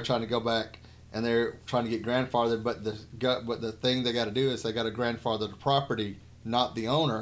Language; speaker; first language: English; native; English